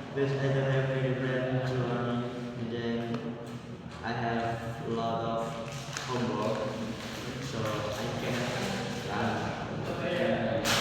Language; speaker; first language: English; non-native, learner; Indonesian